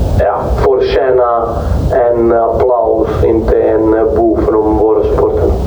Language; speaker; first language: Swedish; non-native, fluent; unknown